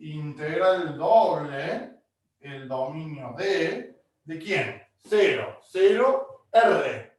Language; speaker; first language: Spanish; native; Spanish